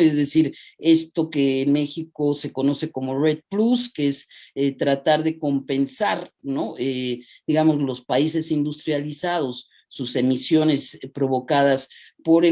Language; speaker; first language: Spanish; native; Spanish